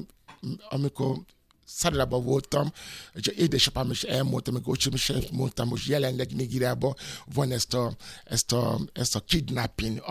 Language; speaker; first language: Hungarian; non-native, fluent; Yoruba